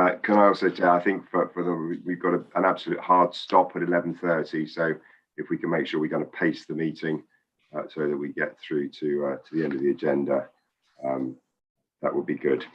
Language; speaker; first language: English; native; English